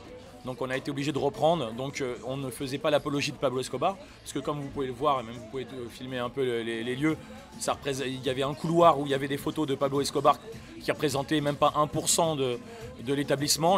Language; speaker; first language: French; native; French